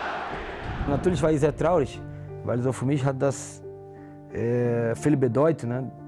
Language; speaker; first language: German; non-native, learner; Portuguese